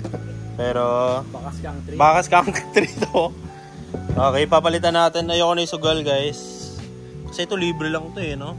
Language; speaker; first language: Filipino; native; Filipino